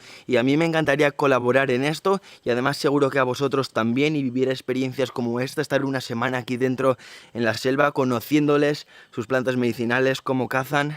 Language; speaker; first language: Spanish; native; Spanish